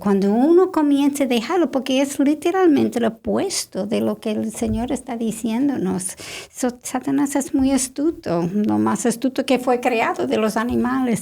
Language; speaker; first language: Spanish; non-native, fluent; English